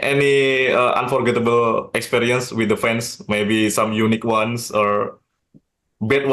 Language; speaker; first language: English; non-native, learner; Indonesian